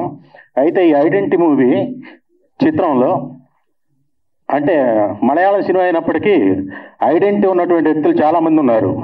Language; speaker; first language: Telugu; native; Telugu